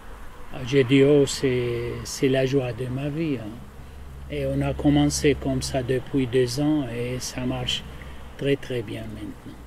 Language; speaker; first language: French; non-native, learner; Arabic